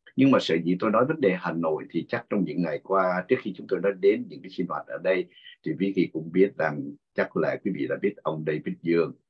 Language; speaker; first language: Vietnamese; native; Vietnamese